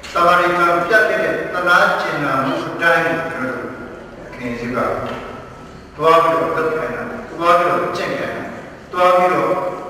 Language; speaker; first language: Burmese; non-native, local second language; Hakha Chin